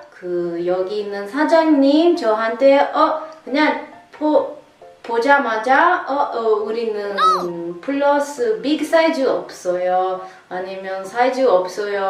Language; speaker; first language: Korean; non-native, learner; Italian